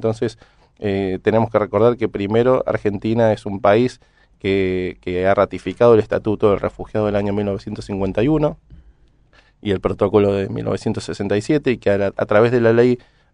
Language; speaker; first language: Spanish; native; Spanish